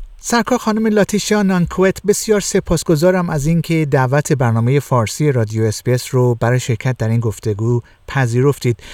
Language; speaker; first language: Persian; native; Persian